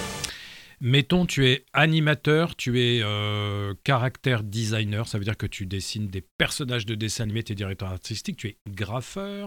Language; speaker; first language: French; native; French